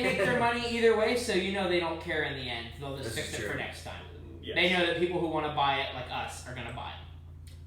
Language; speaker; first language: English; native; English